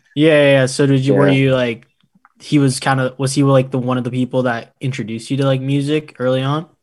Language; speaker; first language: English; early bilingual, other home language; Filipino